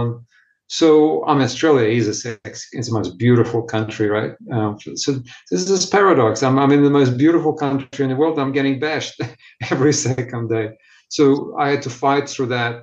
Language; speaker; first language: English; non-native, fluent; Ukrainian